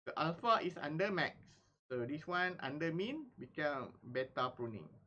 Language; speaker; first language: English; non-native, local second language; Malay